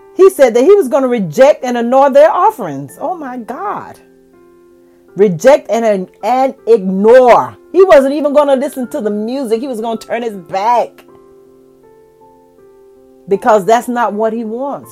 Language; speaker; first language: English; native; English